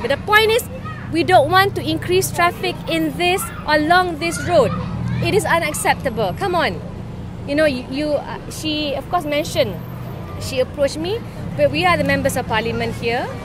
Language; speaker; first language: English; non-native, local second language; Malay